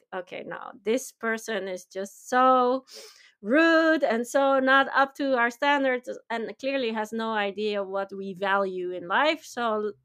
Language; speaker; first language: English; non-native, fluent; Dutch